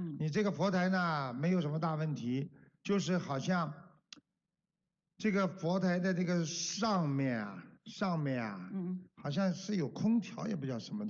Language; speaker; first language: Chinese; native; Chinese